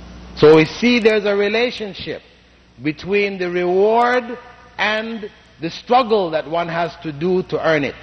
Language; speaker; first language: English; non-native, fluent; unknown